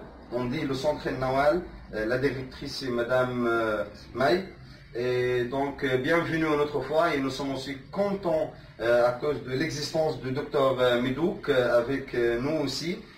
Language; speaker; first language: French; non-native, fluent; Arabic